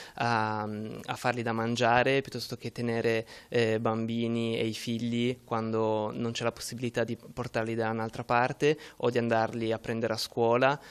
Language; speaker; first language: Italian; native; Italian